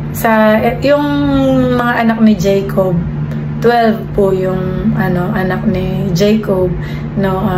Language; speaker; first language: Filipino; native; Filipino